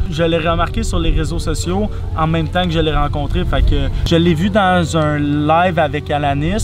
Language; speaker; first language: French; native; French